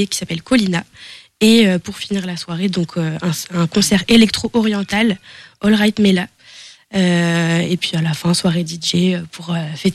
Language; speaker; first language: French; native; French